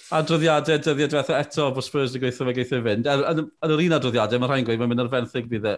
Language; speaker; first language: Welsh; native; Welsh